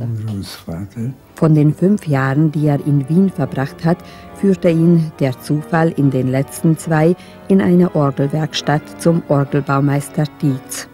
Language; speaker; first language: German; native; German